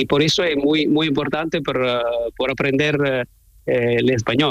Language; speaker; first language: Spanish; non-native, learner; Italian